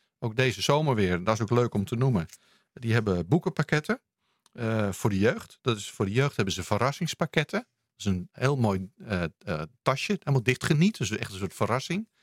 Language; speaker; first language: Dutch; native; Dutch